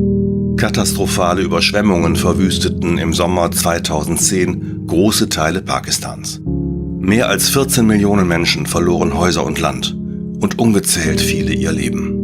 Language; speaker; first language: German; native; German